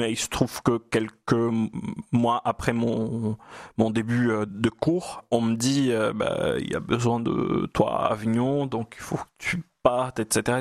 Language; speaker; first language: French; non-native, fluent; Portuguese